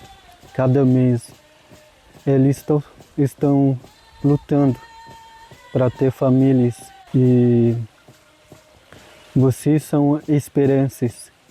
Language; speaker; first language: Portuguese; non-native, local second language; Guarani